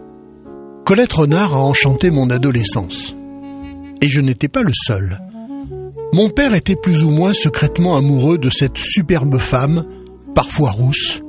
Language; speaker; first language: French; native; French